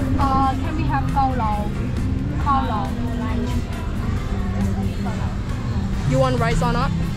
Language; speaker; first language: English; non-native, learner; Thai